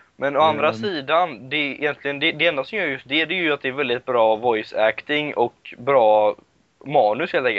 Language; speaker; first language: Swedish; native; Swedish